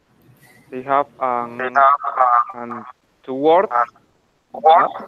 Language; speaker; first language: English; non-native, learner; Spanish